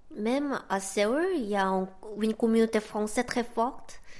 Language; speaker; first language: French; non-native, fluent; Korean